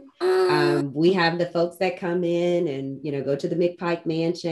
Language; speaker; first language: English; native; English